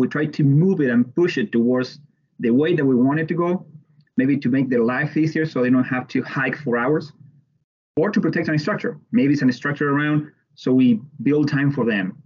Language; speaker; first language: English; non-native, fluent; Spanish